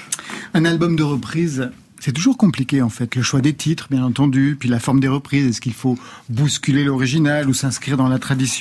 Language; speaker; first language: French; native; French